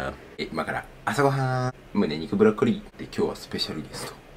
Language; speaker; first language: Japanese; native; Japanese